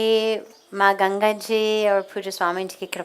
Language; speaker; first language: Hindi; non-native, fluent; English